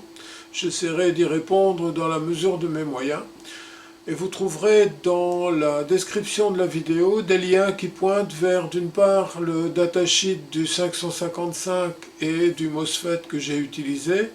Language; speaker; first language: French; native; French